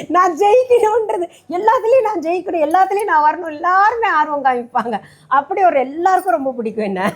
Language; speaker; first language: Tamil; non-native, local second language; Hindi